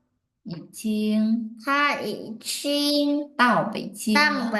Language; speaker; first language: Chinese; non-native, fluent; Vietnamese